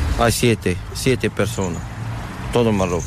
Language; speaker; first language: Spanish; non-native, learner; Arabic